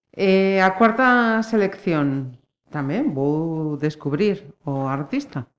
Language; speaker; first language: Galician; native; Galician